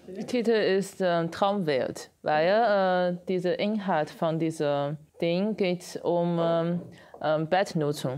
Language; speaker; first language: German; non-native, learner; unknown